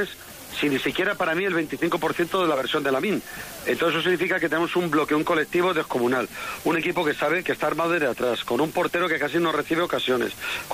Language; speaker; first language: Spanish; native; Spanish